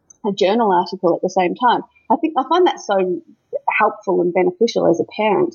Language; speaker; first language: English; native; English